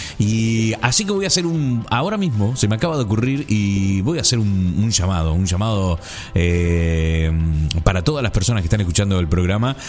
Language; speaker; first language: Spanish; native; Spanish